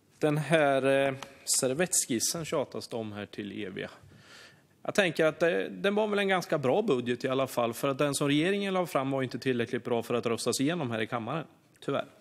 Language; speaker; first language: Swedish; native; Swedish